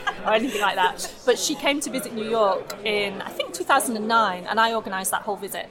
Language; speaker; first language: English; native; English